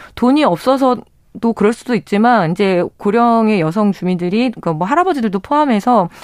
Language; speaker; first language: Korean; native; Korean